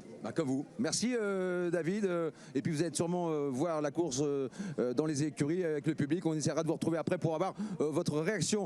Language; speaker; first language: French; native; French